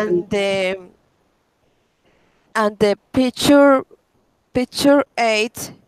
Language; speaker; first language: English; non-native, learner; Spanish